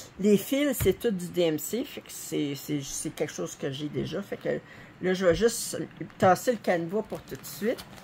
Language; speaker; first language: French; native; French